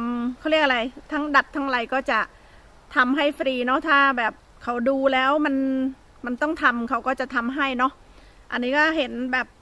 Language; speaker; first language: Thai; native; Thai